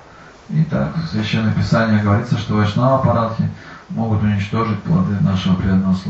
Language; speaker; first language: Russian; native; Russian